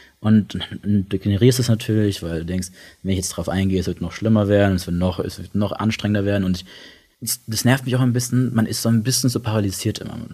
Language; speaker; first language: German; early bilingual, other home language; Italian